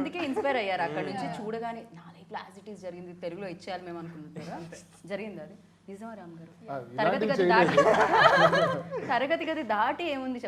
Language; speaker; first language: Telugu; native; Telugu